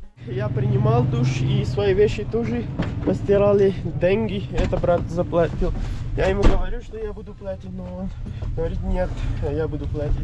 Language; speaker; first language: Russian; non-native, learner; Persian